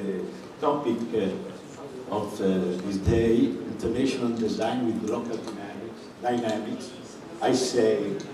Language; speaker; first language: English; non-native, fluent; Italian